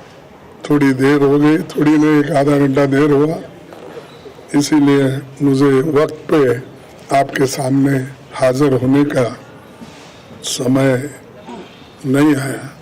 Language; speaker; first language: Hindi; non-native, local second language; Kannada